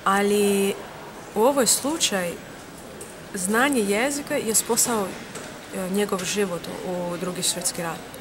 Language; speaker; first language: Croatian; non-native, learner; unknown